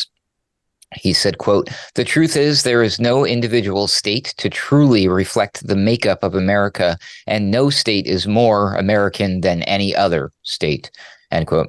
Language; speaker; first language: English; native; English